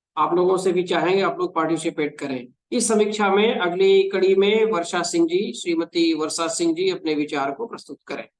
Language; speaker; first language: Hindi; native; Hindi